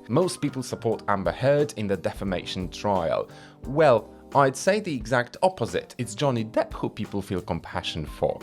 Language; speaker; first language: English; non-native, fluent; Polish